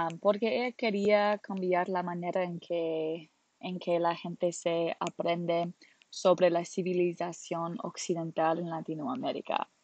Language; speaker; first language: Spanish; non-native, learner; English